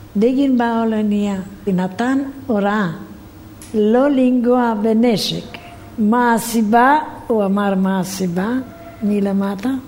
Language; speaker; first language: Hebrew; non-native, fluent; Romanian